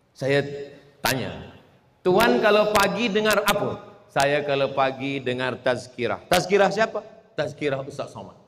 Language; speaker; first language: Malay; native; Malay